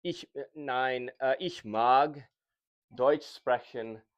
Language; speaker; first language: German; non-native, learner; English